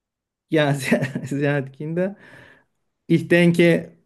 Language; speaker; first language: German; non-native, learner; Turkish